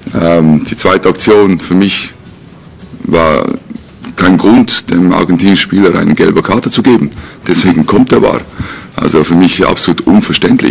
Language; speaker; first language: German; native; German